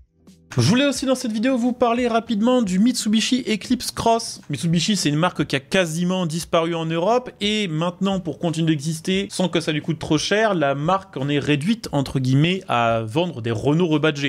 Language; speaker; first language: French; native; French